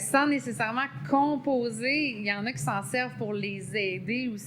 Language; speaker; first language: French; native; French